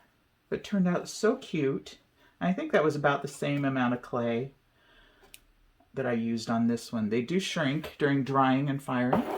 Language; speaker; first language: English; native; English